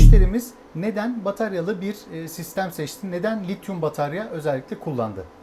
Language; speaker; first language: Turkish; native; Turkish